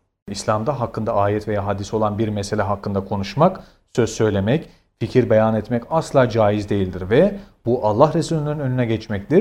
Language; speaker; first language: Turkish; native; Turkish